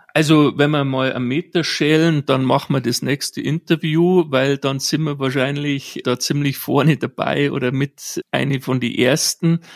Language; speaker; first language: German; native; German